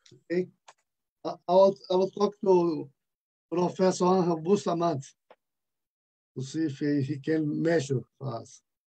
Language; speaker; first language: English; non-native, fluent; Portuguese